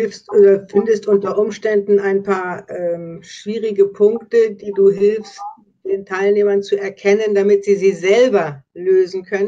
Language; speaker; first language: German; native; German